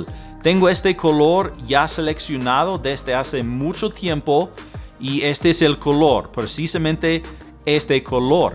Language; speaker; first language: Spanish; non-native, fluent; English